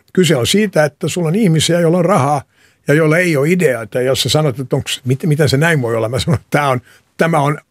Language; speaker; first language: Finnish; non-native, local second language; Swedish